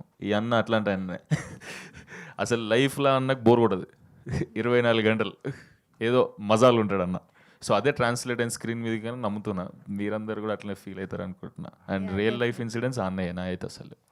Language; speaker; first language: Telugu; native; Telugu